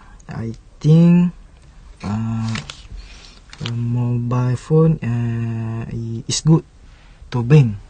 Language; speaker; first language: English; non-native, learner; Malay